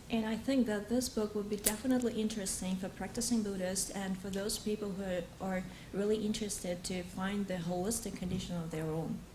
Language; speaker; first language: English; non-native, fluent; Russian